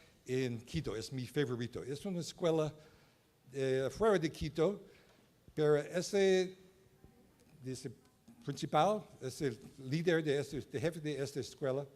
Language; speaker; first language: Spanish; non-native, learner; English